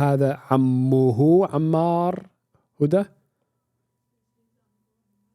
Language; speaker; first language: Arabic; non-native, fluent; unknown